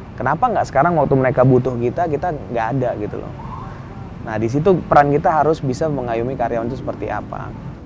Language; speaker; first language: Indonesian; early bilingual, other home language; Spanish